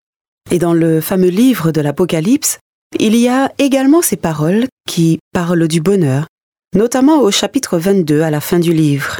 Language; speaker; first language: French; native; French